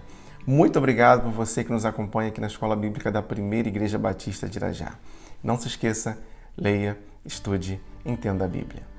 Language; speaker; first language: Portuguese; native; Portuguese